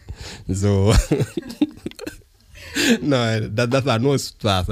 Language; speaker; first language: German; non-native, learner; French